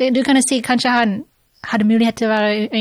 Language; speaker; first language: Norwegian; non-native, fluent; English